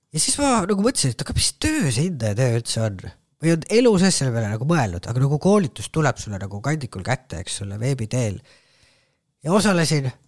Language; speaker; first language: Estonian; native; Estonian